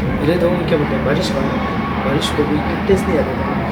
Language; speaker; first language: Hindi; non-native, local second language; Ladakhi